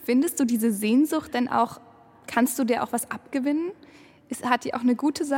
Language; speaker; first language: German; native; German